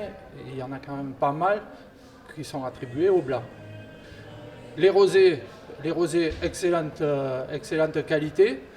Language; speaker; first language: French; native; French